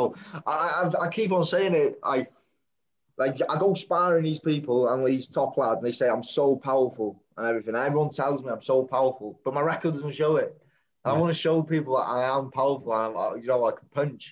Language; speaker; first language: English; native; English